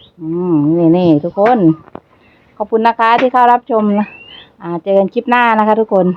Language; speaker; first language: Thai; non-native, local second language; Northeastern Thai